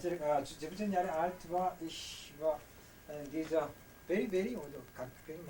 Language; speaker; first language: German; non-native, learner; Korean